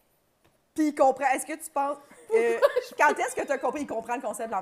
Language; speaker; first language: French; native; French